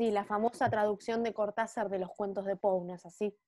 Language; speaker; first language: Spanish; native; Spanish